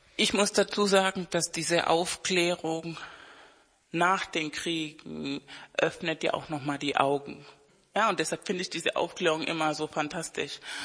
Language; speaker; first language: German; non-native, fluent; Spanish